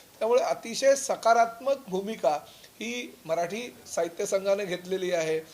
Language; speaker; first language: Marathi; native; Marathi